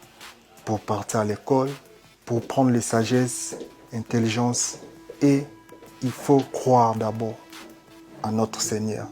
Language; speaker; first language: French; non-native, local second language; Lingala